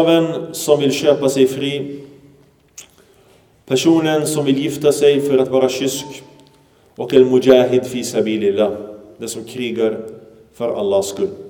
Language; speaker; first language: Swedish; early bilingual, other home language; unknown